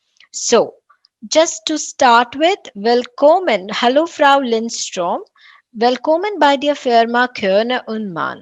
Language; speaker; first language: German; non-native, fluent; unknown